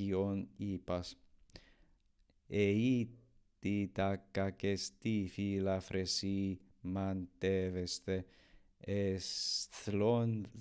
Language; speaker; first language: Greek; non-native, learner; English